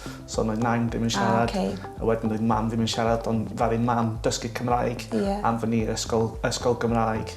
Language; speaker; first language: Welsh; non-native, local second language; English